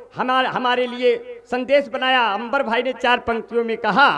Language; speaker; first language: Hindi; native; Hindi